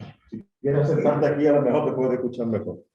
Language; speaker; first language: Spanish; native; Spanish